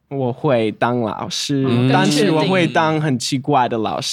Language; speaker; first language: Chinese; non-native, learner; English